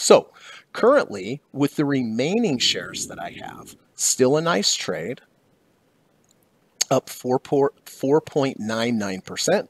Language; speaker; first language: English; native; English